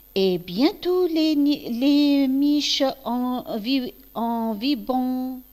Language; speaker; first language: French; non-native, local second language; Arabic